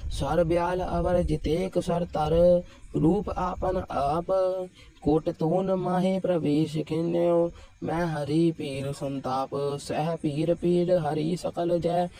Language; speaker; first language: Hindi; non-native, local second language; Punjabi